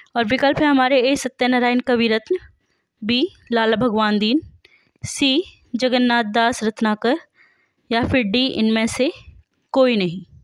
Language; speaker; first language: Hindi; native; Hindi